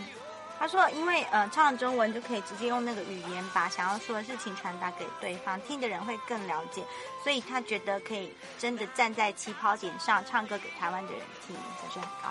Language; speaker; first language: Chinese; native; Chinese